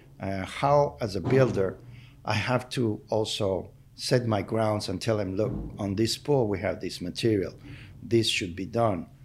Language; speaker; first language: English; non-native, fluent; Spanish